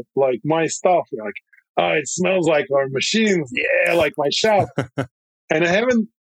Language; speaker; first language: English; non-native, fluent; Russian